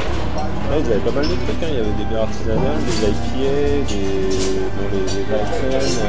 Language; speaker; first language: French; native; French